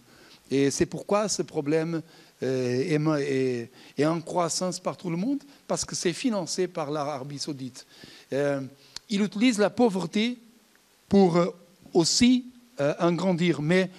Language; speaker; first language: French; non-native, fluent; Portuguese